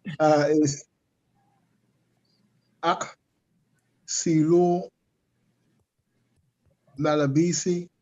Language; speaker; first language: Arabic; non-native, learner; English